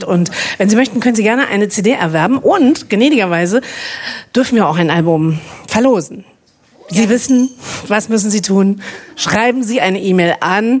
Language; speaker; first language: German; native; German